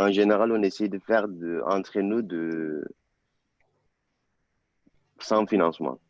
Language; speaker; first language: French; non-native, learner; Turkish